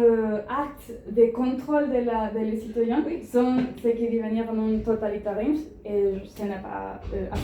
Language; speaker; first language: French; non-native, learner; Spanish